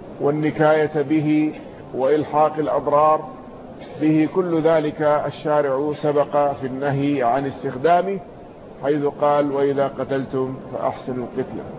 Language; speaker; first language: Arabic; native; Arabic